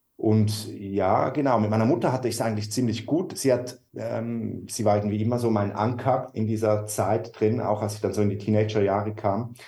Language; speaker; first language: German; native; German